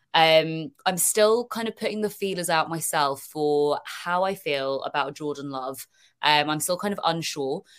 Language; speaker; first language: English; native; English